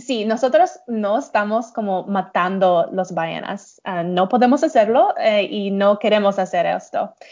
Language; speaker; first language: Spanish; non-native, learner; English